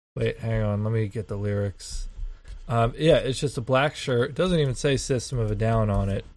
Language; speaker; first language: English; native; English